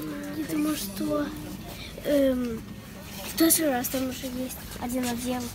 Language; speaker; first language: Russian; early bilingual, heritage; Russian